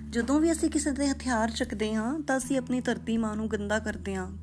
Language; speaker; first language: Punjabi; native; Punjabi